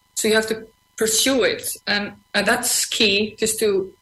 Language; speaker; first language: English; non-native, fluent; Icelandic